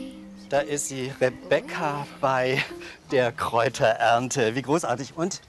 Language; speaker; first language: German; native; German